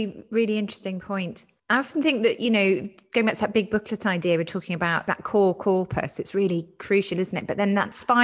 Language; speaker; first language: English; native; English